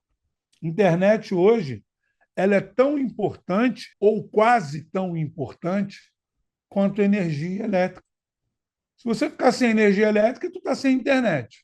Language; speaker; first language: Portuguese; native; Portuguese